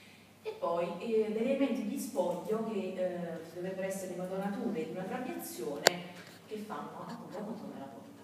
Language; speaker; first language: Italian; native; Italian